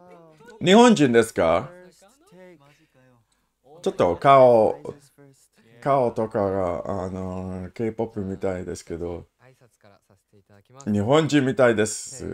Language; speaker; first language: Japanese; non-native, learner; English